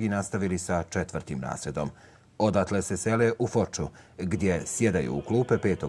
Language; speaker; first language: Bosnian; native; Bosnian